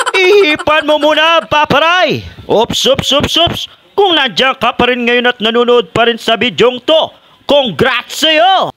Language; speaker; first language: Filipino; non-native, local second language; Pampanga